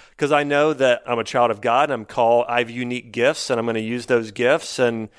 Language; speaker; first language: English; native; English